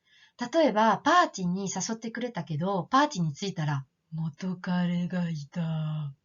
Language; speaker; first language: Japanese; non-native, fluent; French